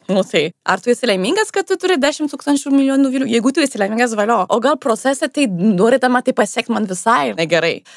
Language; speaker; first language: Lithuanian; non-native, fluent; French